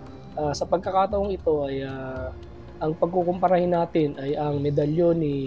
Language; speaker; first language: Filipino; native; Filipino